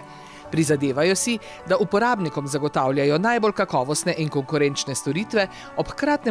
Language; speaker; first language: Slovenian; native; Slovenian